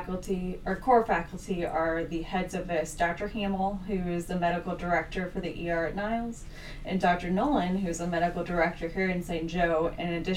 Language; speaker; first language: English; native; English